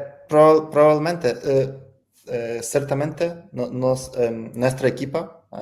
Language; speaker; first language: Spanish; non-native, learner; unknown